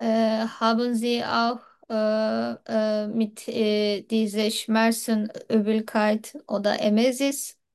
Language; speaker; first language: German; non-native, learner; Turkish